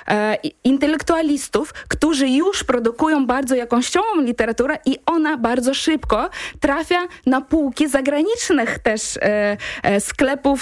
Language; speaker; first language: Polish; non-native, fluent; Ukrainian